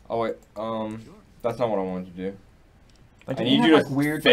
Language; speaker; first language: English; native; English